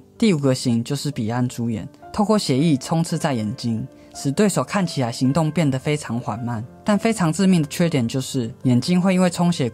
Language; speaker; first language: Chinese; native; Chinese